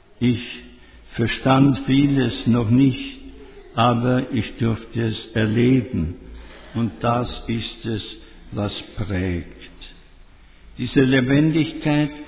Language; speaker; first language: German; native; German